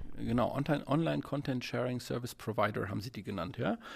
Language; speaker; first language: German; native; German